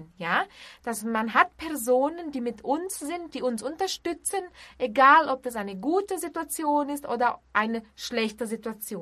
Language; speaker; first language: German; non-native, fluent; Portuguese